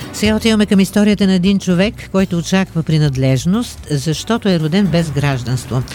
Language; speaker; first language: Bulgarian; native; Bulgarian